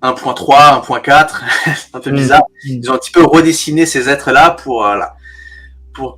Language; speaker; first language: French; native; French